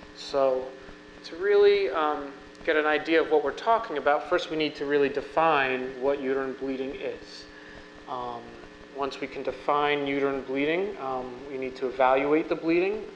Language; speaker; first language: English; native; English